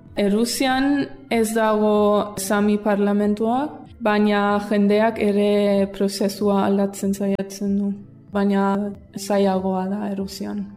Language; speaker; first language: Basque; non-native, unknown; German